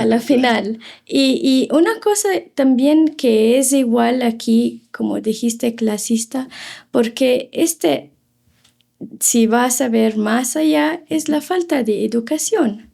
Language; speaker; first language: Spanish; non-native, fluent; Arabic